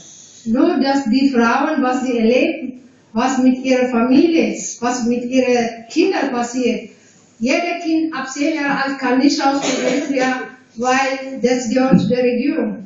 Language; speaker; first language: German; non-native, fluent; Tigrinya